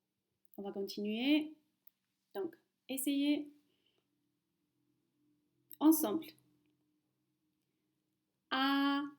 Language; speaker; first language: French; non-native, fluent; Chinese